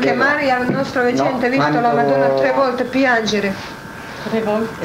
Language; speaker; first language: Italian; non-native, learner; Croatian